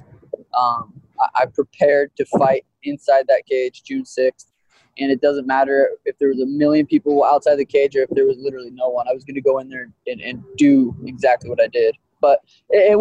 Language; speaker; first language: English; native; English